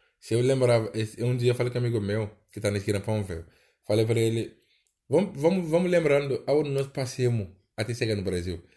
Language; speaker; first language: Portuguese; non-native, learner; Wolof